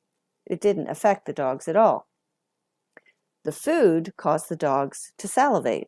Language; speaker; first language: English; native; English